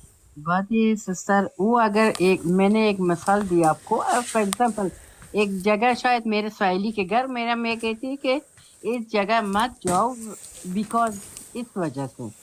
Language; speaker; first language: Hindi; non-native, learner; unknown